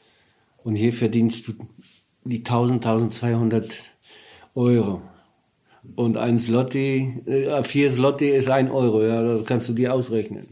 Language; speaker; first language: German; non-native, learner; Polish